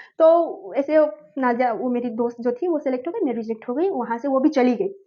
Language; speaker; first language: Hindi; non-native, local second language; Nepali